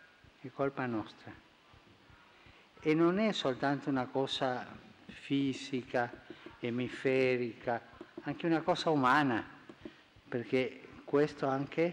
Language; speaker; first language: Italian; non-native, fluent; Spanish